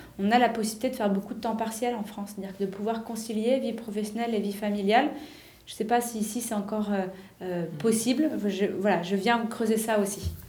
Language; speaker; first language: French; native; French